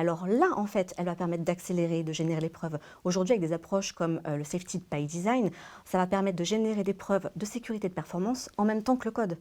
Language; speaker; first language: French; native; French